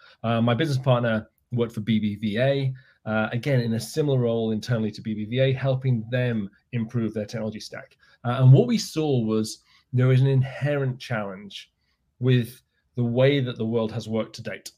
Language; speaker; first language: English; native; English